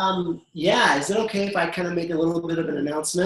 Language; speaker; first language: English; native; English